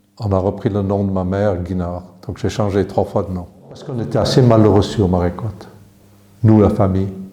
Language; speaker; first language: French; early bilingual, other home language; English